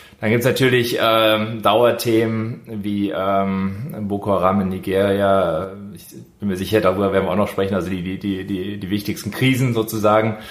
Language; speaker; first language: German; native; German